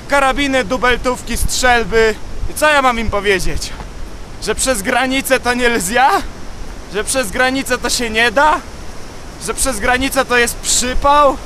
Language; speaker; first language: Polish; native; Polish